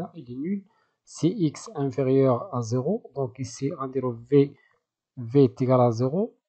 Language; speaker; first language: French; non-native, local second language; Arabic